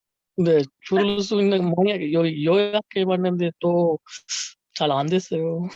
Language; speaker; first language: Korean; non-native, learner; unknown